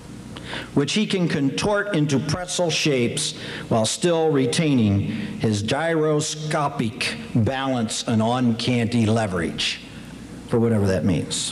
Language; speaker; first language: English; native; English